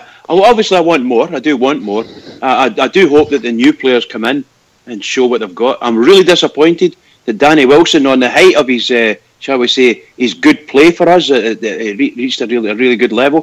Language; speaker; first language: English; native; English